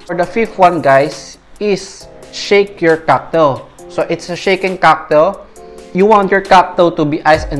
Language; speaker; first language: English; non-native, local second language; Filipino